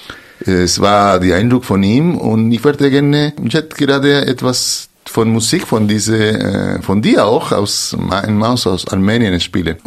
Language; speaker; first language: German; non-native, fluent; Spanish